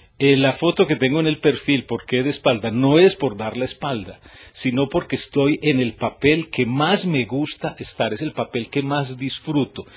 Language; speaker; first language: Spanish; native; Spanish